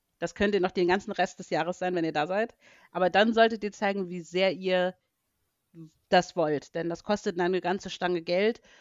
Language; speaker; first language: German; native; German